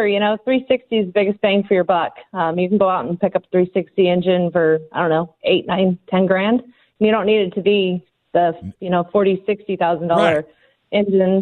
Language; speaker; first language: English; native; English